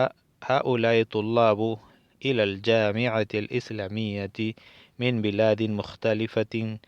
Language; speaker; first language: Arabic; non-native, fluent; Spanish